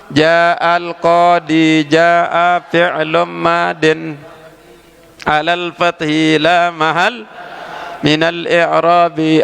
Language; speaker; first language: Arabic; non-native, fluent; Indonesian